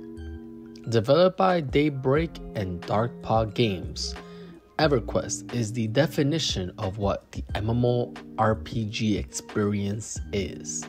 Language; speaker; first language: English; native; English